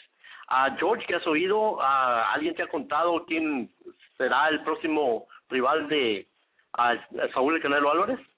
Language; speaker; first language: Spanish; native; Spanish